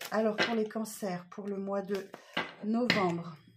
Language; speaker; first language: French; native; French